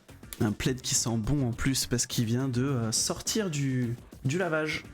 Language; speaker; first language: French; native; French